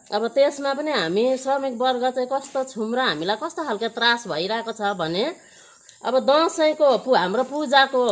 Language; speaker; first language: Nepali; native; Nepali